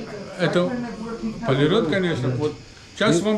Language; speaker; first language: Russian; non-native, learner; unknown